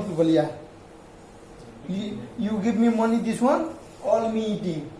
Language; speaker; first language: English; non-native, learner; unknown